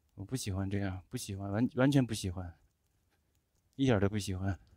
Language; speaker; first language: Chinese; native; Chinese